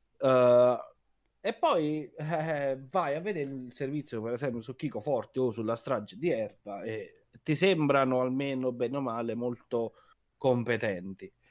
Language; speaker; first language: Italian; native; Italian